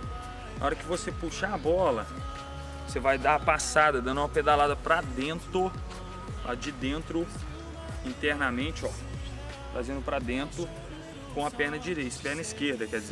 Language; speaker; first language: Portuguese; native; Portuguese